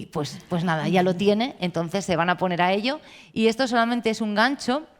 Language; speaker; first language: Spanish; native; Spanish